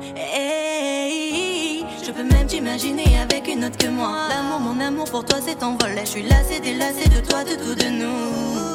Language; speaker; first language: French; native; French